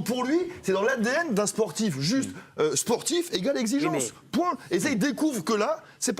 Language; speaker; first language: French; native; French